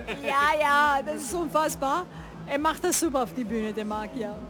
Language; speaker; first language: German; non-native, fluent; Italian